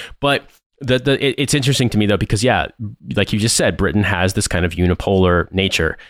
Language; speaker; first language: English; native; English